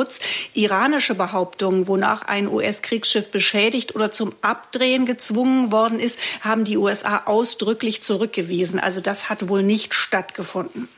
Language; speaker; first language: German; native; German